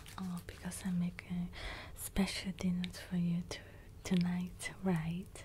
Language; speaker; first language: English; non-native, learner; Cantonese